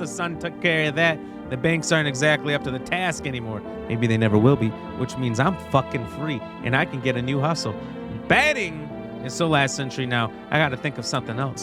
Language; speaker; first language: English; native; English